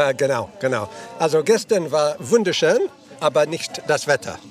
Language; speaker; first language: German; non-native, learner; English